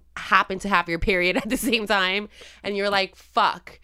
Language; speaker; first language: English; non-native, fluent; Spanish